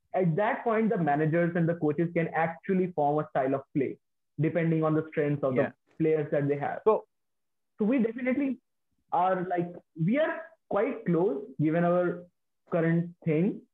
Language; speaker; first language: English; non-native, local second language; Hindi